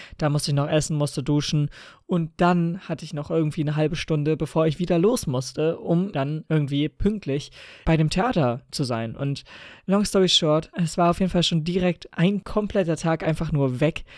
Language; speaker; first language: German; native; German